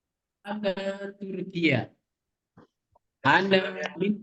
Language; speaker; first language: Arabic; non-native, learner; Indonesian